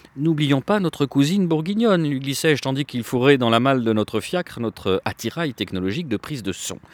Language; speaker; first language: French; native; French